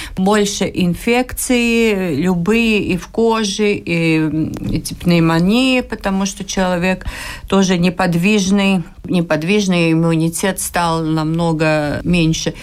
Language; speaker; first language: Russian; non-native, local second language; Latvian